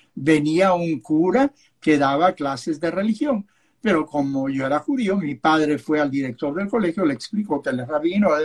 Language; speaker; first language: Spanish; non-native, local second language; Yiddish